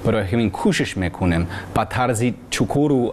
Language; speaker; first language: Persian; non-native, fluent; English